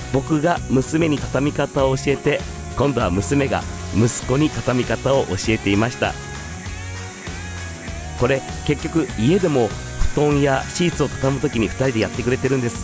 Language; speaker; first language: Japanese; native; Japanese